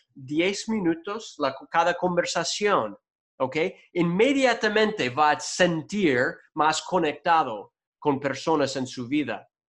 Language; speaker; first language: Spanish; non-native, fluent; English